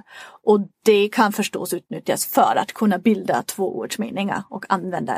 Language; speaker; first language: Swedish; non-native, fluent; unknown